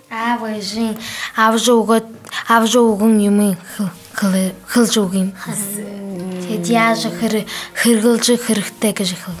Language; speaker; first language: Mongolian; non-native, learner; Buriat